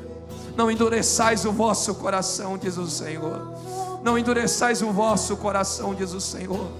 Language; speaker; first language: Portuguese; native; Portuguese